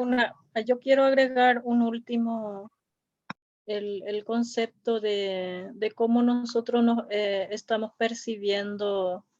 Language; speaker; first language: Spanish; non-native, local second language; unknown